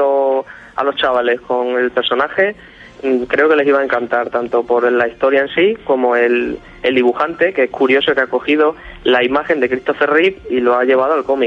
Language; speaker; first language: Spanish; native; Spanish